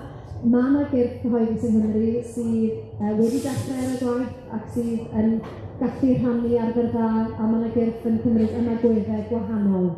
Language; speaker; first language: Welsh; native; Welsh